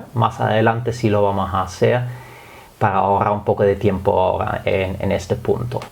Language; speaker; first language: Spanish; non-native, fluent; German